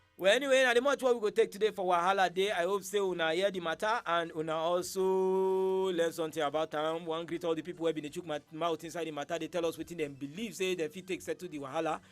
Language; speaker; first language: Nigerian Pidgin; native; Nigerian Pidgin